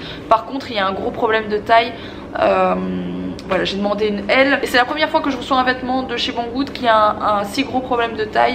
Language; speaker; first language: French; native; French